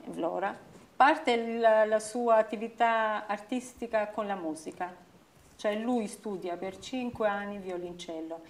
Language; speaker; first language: Italian; non-native, fluent; Albanian